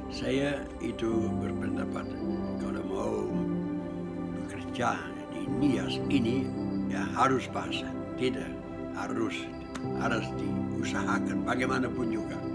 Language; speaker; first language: Indonesian; non-native, fluent; Dutch